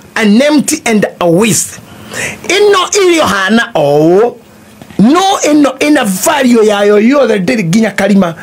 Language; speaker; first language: Kikuyu; native; Kikuyu